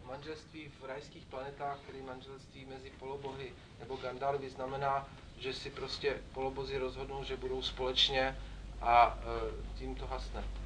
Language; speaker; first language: Czech; native; Czech